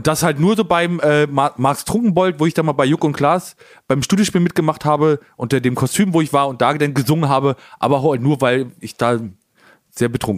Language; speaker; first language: German; native; German